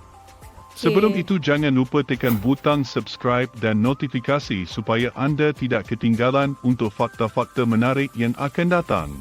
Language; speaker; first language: Malay; native; Malay